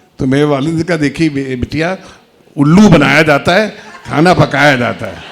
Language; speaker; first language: Hindi; native; Hindi